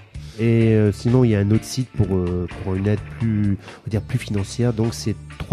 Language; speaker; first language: French; native; French